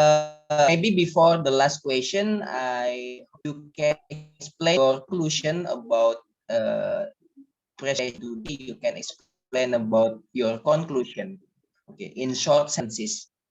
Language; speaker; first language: English; non-native, learner; Indonesian